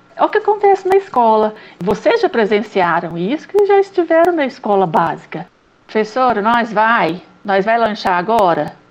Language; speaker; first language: Portuguese; native; Portuguese